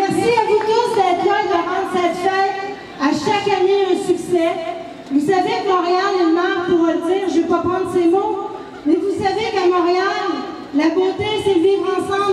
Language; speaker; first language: French; native; French